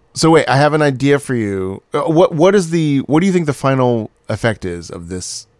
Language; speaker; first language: English; native; English